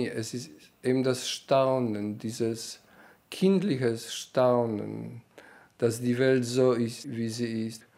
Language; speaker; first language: German; non-native, fluent; Polish